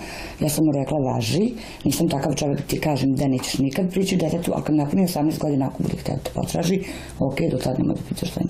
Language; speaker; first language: Bosnian; native; Bosnian